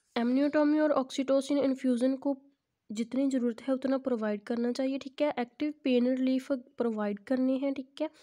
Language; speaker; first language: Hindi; non-native, local second language; Punjabi